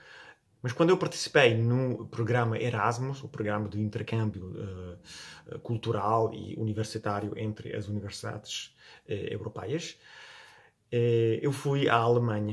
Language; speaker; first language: Portuguese; non-native, fluent; Italian